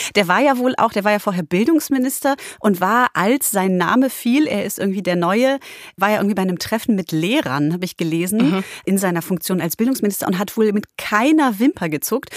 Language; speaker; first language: German; early bilingual, other home language; Polish